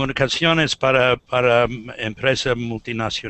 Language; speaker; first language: Spanish; non-native, learner; English